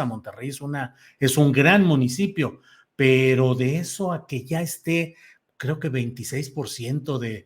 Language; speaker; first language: Spanish; native; Spanish